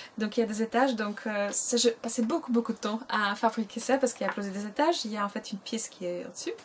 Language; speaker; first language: French; non-native, fluent; Polish